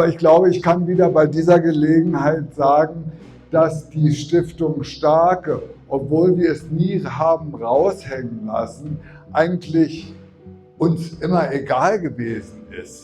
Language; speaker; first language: German; native; German